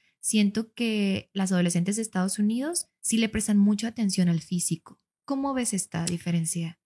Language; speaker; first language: Spanish; native; Spanish